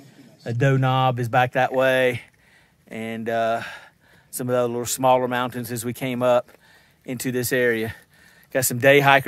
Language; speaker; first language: English; native; English